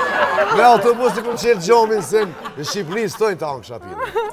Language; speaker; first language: Albanian; native; Albanian